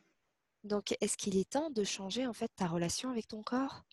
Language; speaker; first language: French; native; French